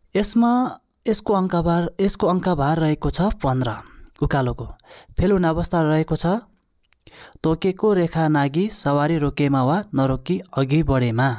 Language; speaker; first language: Nepali; non-native, local second language; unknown